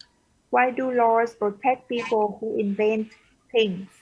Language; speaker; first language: English; non-native, fluent; Vietnamese